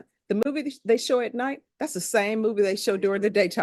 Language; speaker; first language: English; native; English